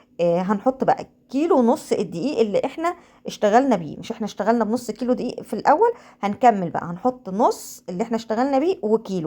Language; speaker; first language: Arabic; native; Arabic